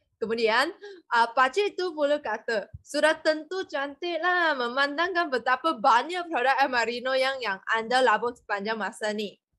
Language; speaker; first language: Malay; non-native, local second language; Chinese